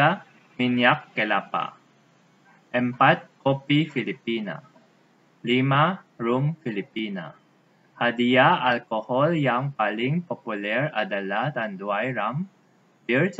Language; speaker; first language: Indonesian; non-native, learner; Filipino